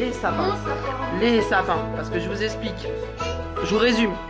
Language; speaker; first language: French; native; French